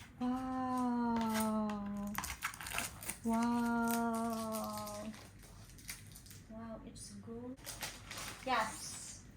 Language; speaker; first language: English; non-native, learner; Polish